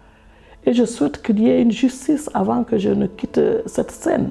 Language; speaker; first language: French; non-native, local second language; Fula